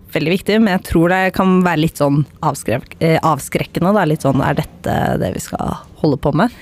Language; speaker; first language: Norwegian; native; Norwegian